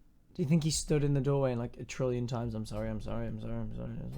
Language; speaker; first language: English; native; English